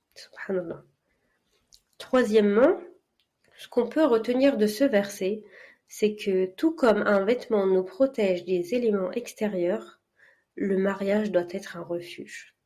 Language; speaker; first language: French; early bilingual, other home language; Arabic